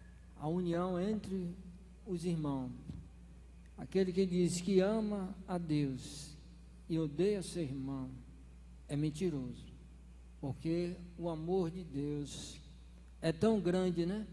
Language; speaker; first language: Portuguese; native; Portuguese